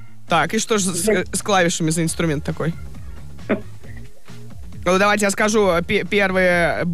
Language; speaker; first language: Russian; native; Russian